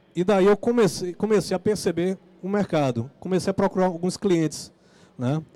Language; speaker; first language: Portuguese; native; Portuguese